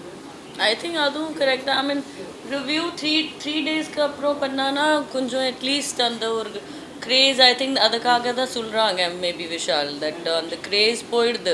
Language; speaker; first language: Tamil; non-native, fluent; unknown